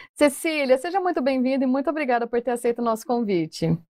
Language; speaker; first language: Portuguese; native; Portuguese